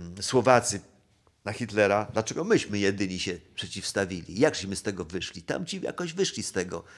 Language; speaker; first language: Polish; native; Polish